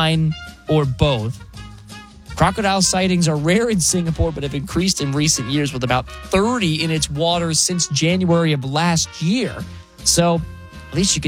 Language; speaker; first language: English; native; English